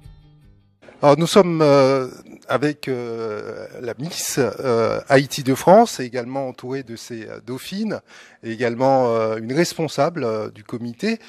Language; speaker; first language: French; native; French